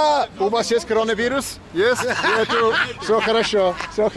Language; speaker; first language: Russian; non-native, learner; English